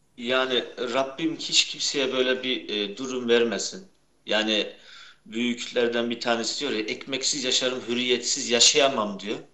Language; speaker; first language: Turkish; early bilingual, heritage; Turkish